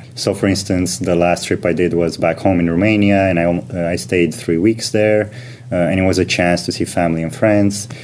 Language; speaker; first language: English; non-native, fluent; Romanian